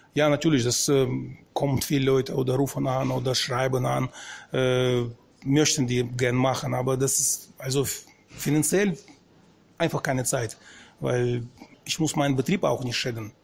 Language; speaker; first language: German; non-native, fluent; Russian